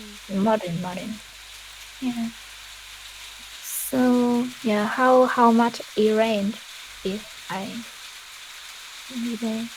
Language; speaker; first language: English; non-native, learner; Vietnamese